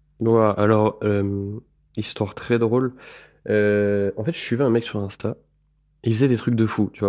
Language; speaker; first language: French; native; French